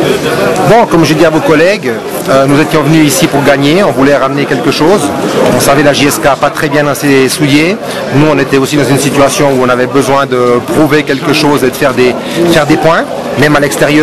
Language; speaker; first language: French; native; French